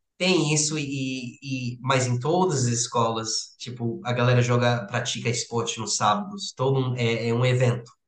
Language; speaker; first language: Portuguese; non-native, fluent; English